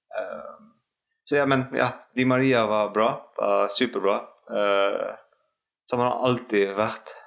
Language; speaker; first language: Norwegian; non-native, fluent; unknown